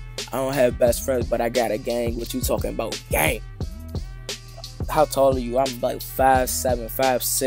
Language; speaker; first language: English; native; English